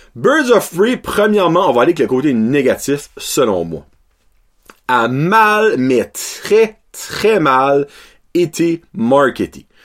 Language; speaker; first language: French; native; French